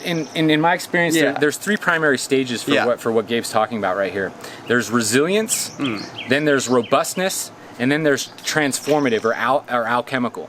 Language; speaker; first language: English; native; English